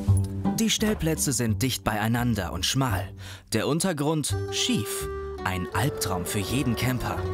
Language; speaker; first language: German; native; German